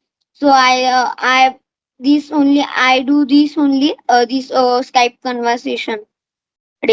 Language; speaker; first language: English; non-native, learner; Marathi